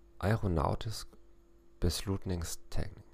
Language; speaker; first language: Norwegian; non-native, learner; German